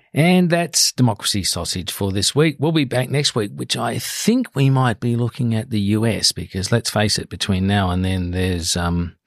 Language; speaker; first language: English; native; English